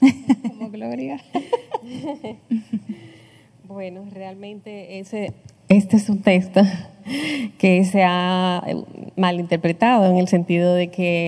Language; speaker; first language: Spanish; native; Spanish